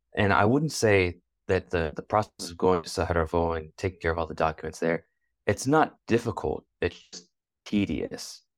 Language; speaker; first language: English; native; English